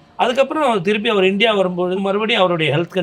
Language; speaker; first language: Tamil; native; Tamil